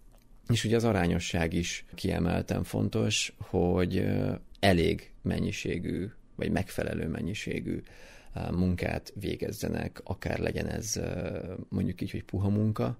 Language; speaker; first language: Hungarian; native; Hungarian